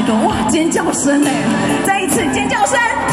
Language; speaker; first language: Chinese; native; Chinese